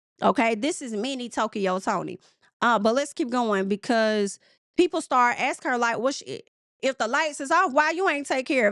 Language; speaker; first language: English; native; English